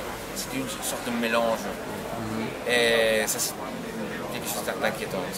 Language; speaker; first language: French; non-native, fluent; Spanish